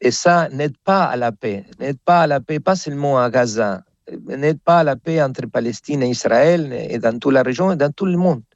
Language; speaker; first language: French; non-native, fluent; Spanish